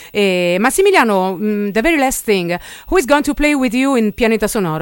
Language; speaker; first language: English; non-native, fluent; Italian